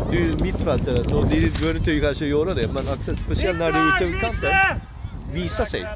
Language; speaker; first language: Swedish; non-native, fluent; Turkish